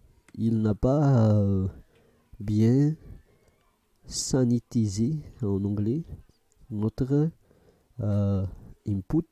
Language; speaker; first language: French; non-native, fluent; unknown